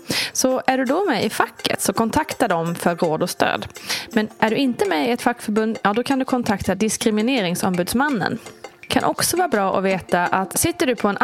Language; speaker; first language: Swedish; native; Swedish